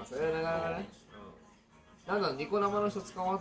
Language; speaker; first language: Japanese; native; Japanese